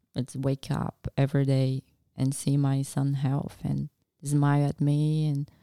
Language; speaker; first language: English; non-native, learner; Portuguese